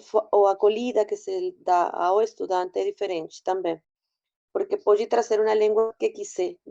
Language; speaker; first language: Portuguese; non-native, fluent; Spanish